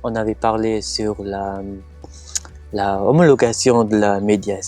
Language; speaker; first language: French; non-native, fluent; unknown